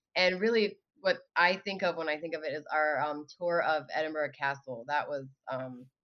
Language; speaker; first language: English; early bilingual, other home language; Arabic